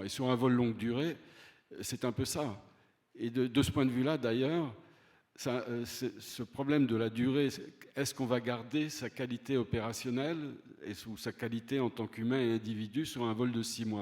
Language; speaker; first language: French; native; French